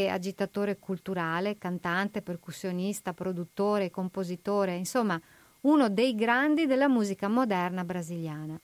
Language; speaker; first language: Italian; native; Italian